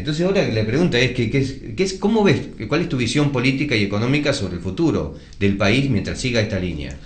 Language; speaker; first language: Spanish; native; Spanish